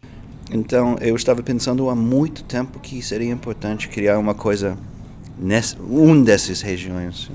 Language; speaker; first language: Portuguese; non-native, fluent; English